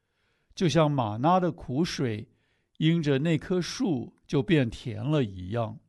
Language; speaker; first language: Chinese; native; Chinese